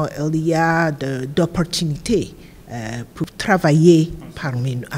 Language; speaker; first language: French; non-native, learner; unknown